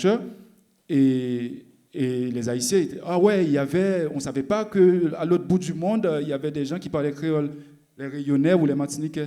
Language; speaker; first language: French; non-native, local second language; Haitian Creole